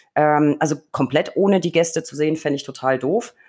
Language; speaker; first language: German; native; German